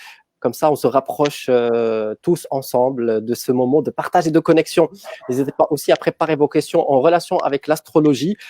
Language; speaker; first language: French; native; French